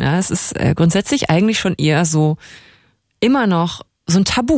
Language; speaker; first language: German; native; German